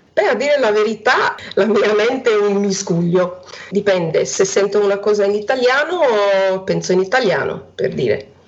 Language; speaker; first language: Italian; non-native, fluent; Hungarian